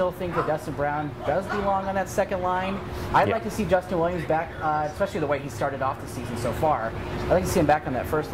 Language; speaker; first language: English; native; English